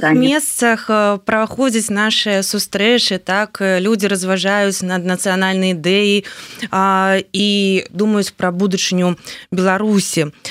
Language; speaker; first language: Belarusian; native; Belarusian